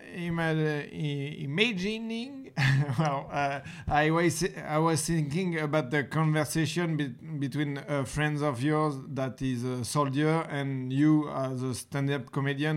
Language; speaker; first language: English; non-native, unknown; French